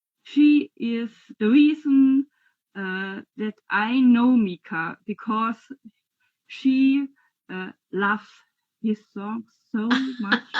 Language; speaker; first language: English; non-native, learner; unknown